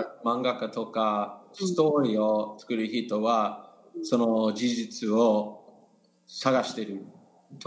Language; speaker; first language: Japanese; non-native, learner; English